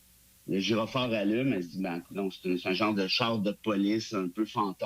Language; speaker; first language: French; native; French